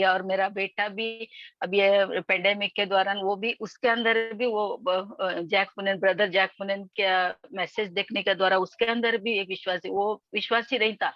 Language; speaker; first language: Hindi; non-native, local second language; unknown